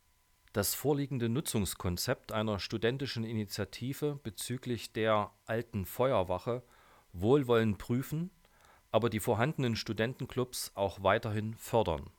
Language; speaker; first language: German; native; German